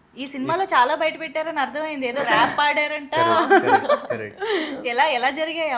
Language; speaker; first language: Telugu; native; Telugu